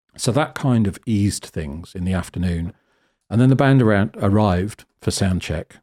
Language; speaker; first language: English; native; English